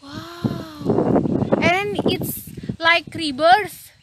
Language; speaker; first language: English; non-native, learner; Indonesian